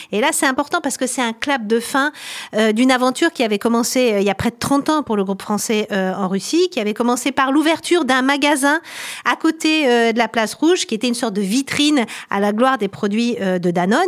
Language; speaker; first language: French; native; French